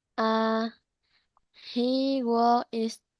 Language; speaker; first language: English; non-native, learner; Vietnamese